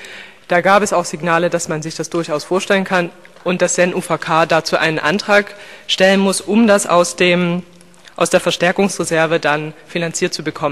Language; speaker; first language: German; native; German